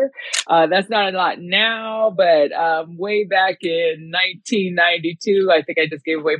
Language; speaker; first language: English; native; English